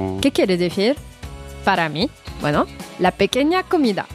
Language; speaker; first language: Spanish; non-native, fluent; French